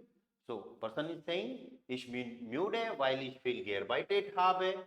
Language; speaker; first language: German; non-native, fluent; Hindi